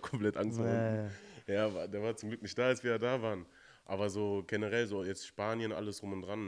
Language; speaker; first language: German; native; German